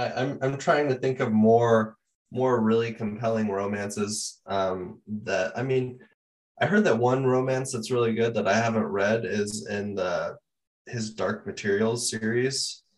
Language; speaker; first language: English; native; English